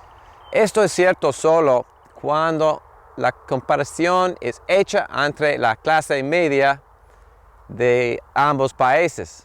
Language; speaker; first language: Spanish; non-native, fluent; English